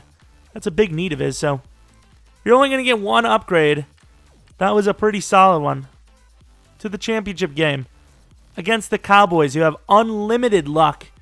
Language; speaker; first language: English; native; English